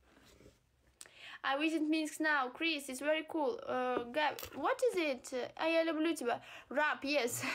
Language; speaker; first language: English; non-native, learner; Russian